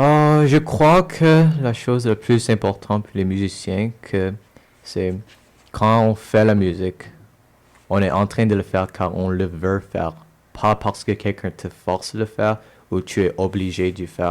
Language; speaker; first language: French; non-native, local second language; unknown